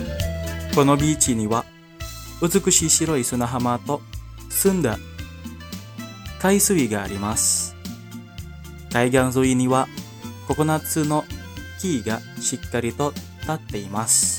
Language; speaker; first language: Japanese; non-native, fluent; Indonesian